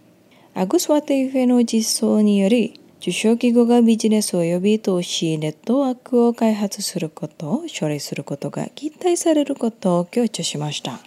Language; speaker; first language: Japanese; non-native, fluent; Indonesian